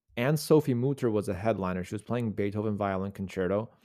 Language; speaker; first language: English; native; English